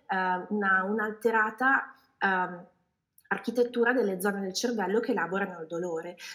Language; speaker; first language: Italian; native; Italian